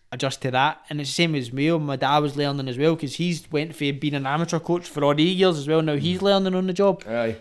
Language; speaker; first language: English; native; English